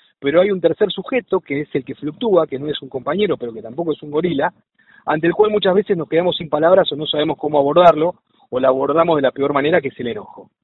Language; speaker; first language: Spanish; native; Spanish